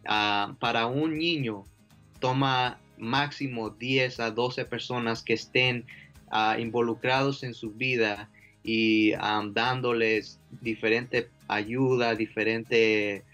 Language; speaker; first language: Spanish; early bilingual, heritage; Spanish